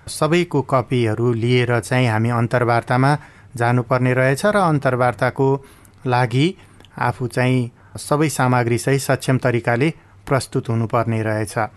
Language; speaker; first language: Nepali; native; Nepali